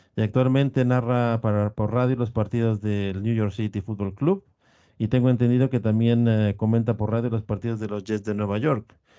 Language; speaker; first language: Spanish; native; Spanish